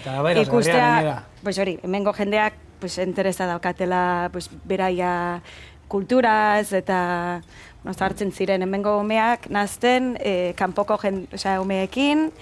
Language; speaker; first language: Basque; non-native, fluent; English